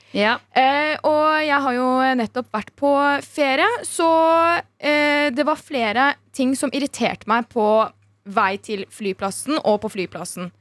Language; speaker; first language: Norwegian; early bilingual, other home language; Turkish